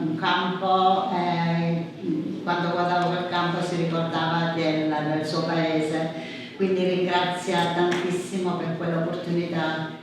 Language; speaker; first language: Italian; early bilingual, heritage; English